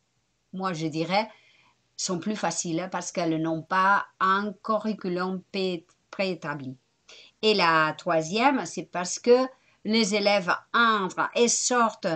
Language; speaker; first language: French; non-native, fluent; Spanish